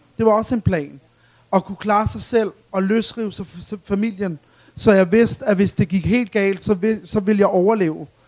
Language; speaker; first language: Danish; early bilingual, other home language; Arabic